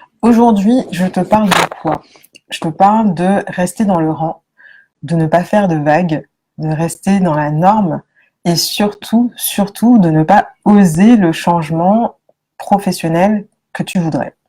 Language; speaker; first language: French; native; French